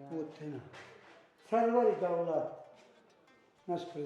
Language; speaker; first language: Russian; non-native, learner; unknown